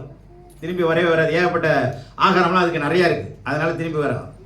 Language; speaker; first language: Tamil; native; Tamil